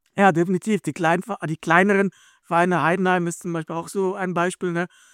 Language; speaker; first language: German; native; German